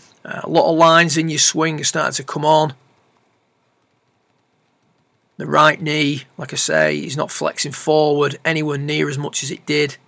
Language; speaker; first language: English; native; English